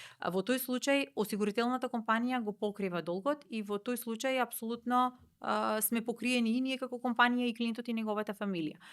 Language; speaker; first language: Macedonian; native; Macedonian